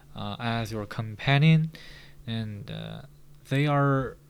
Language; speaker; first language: English; non-native, fluent; Chinese